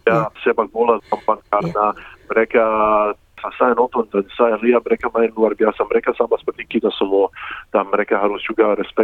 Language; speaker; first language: Indonesian; early bilingual, heritage; English